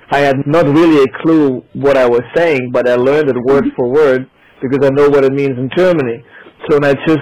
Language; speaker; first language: English; non-native, fluent; German